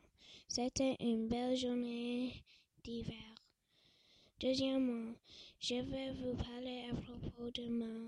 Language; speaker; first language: French; non-native, local second language; English